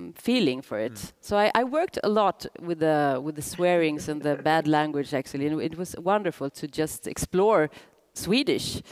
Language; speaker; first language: English; non-native, fluent; Swedish